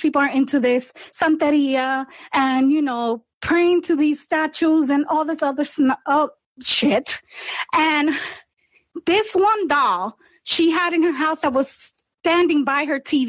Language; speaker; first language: English; native; English